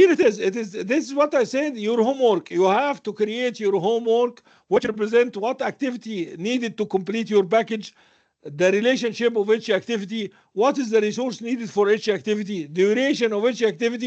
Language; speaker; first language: English; non-native, fluent; Arabic